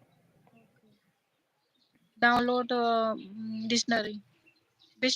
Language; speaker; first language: English; non-native, learner; Hindi